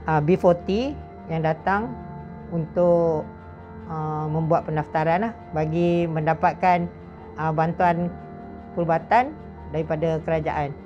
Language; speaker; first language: Malay; native; Malay